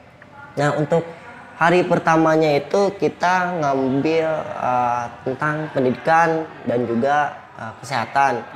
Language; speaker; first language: Indonesian; native; Indonesian